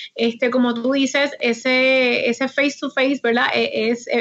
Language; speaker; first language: Spanish; native; Spanish